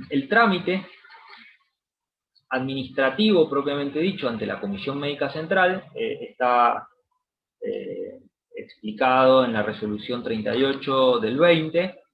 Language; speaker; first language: Spanish; native; Spanish